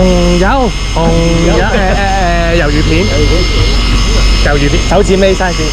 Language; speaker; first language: Chinese; native; Chinese